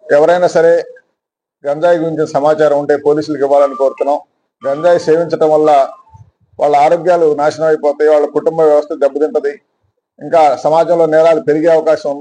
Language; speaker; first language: Telugu; native; Telugu